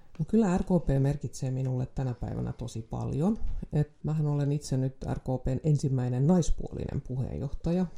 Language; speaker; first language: Finnish; non-native, local second language; Swedish